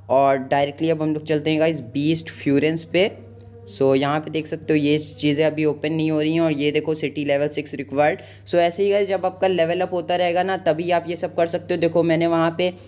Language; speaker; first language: Hindi; native; Hindi